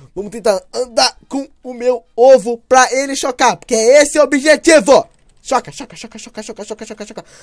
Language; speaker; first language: Portuguese; native; Portuguese